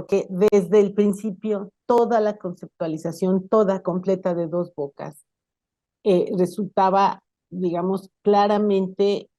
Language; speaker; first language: Spanish; native; Spanish